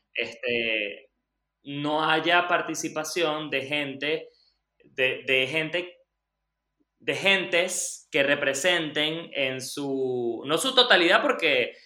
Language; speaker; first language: Spanish; native; Spanish